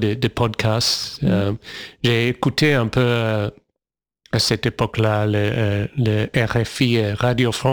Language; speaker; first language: French; non-native, fluent; English